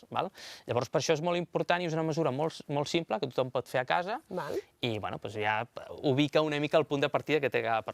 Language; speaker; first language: Catalan; native; Catalan